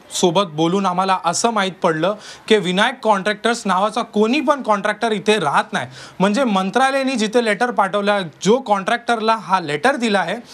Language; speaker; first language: Marathi; non-native, local second language; Hindi